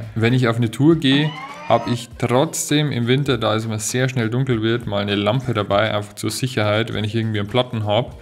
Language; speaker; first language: German; native; German